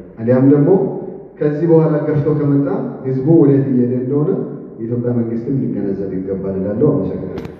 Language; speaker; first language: Amharic; non-native, local second language; Hadiyya